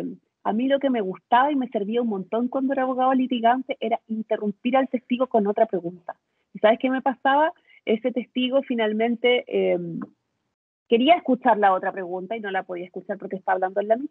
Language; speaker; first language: Spanish; native; Spanish